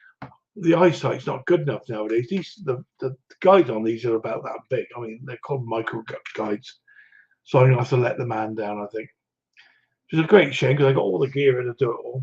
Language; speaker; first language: English; native; English